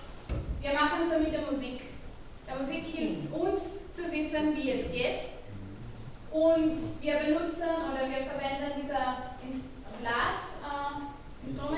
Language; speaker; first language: German; non-native, learner; Catalan